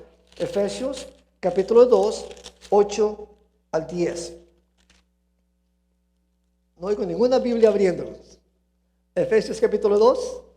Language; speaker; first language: Spanish; early bilingual, heritage; Spanish